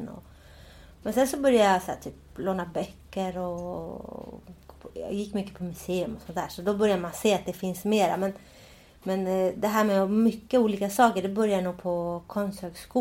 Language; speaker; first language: Swedish; early bilingual, other home language; Spanish